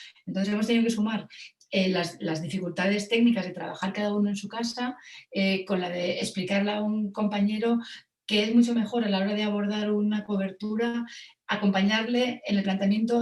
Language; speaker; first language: Spanish; native; Spanish